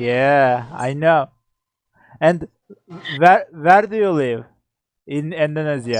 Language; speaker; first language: English; non-native, learner; Turkish